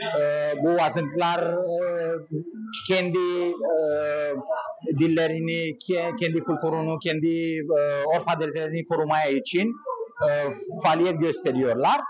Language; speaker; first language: Turkish; non-native, learner; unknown